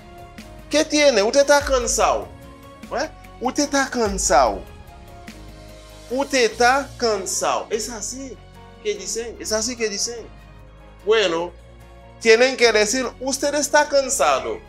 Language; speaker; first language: Spanish; non-native, fluent; Haitian Creole